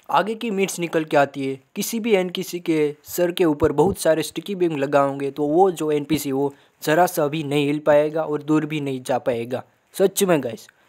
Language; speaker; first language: Hindi; non-native, local second language; Gujarati